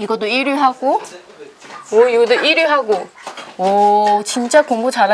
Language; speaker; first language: Korean; non-native, fluent; Chinese